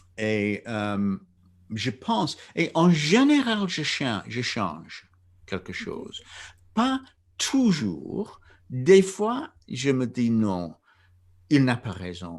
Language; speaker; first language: French; non-native, fluent; English